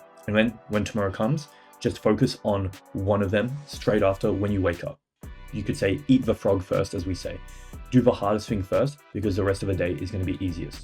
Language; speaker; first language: English; native; English